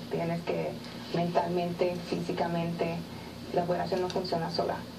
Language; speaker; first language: Spanish; early bilingual, heritage; Spanish